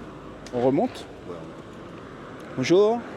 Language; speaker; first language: French; native; French